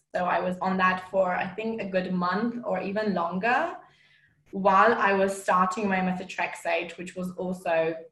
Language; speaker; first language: English; non-native, fluent; Romanian